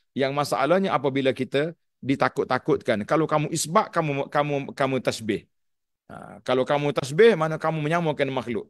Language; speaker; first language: Malay; native; Malay